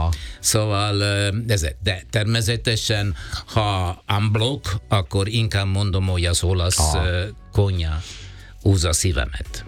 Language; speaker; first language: Hungarian; non-native, fluent; Italian